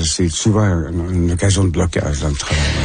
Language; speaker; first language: French; native; French